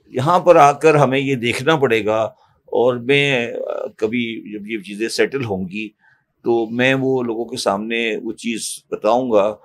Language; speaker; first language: Urdu; native; Urdu